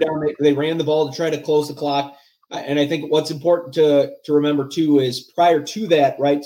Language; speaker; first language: English; native; English